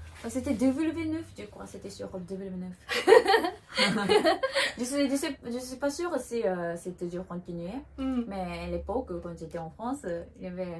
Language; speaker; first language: French; non-native, learner; Japanese